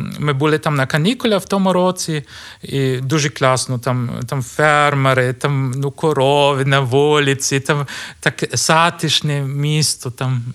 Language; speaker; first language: Ukrainian; non-native, learner; German